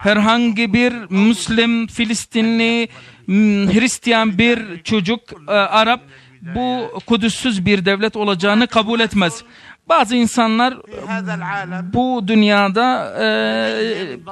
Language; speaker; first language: Turkish; non-native, fluent; Arabic